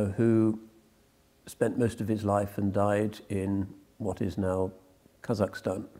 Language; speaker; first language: English; native; English